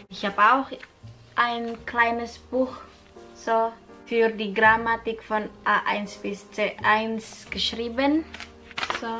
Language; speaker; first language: German; non-native, fluent; Indonesian